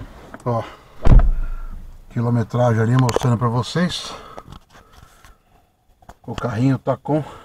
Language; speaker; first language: Portuguese; native; Portuguese